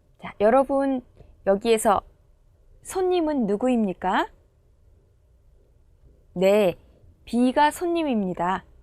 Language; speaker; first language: Korean; non-native, fluent; Indonesian